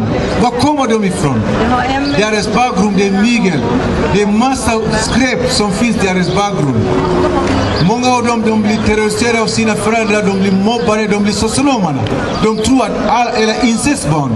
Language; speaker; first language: Swedish; non-native, fluent; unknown